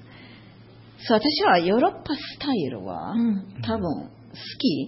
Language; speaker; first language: Japanese; non-native, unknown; Italian